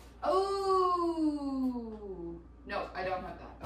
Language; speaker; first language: English; native; English